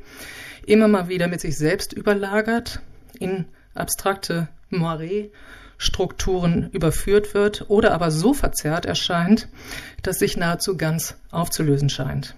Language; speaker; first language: German; native; German